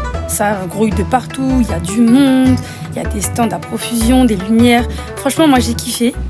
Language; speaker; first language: French; native; French